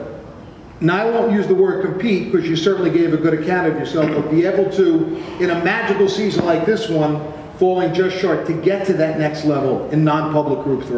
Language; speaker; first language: English; native; English